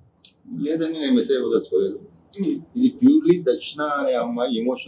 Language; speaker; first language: Telugu; native; Telugu